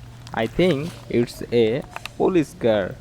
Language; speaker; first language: English; non-native, learner; Indonesian